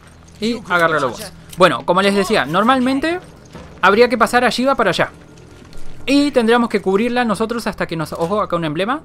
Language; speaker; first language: Spanish; native; Spanish